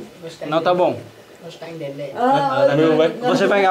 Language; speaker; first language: Portuguese; non-native, learner; Vietnamese